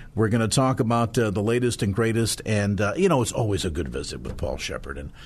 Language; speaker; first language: English; native; English